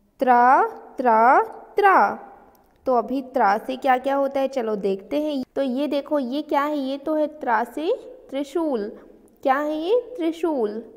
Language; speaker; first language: Hindi; native; Hindi